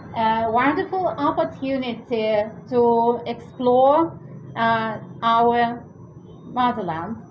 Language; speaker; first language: English; non-native, fluent; Russian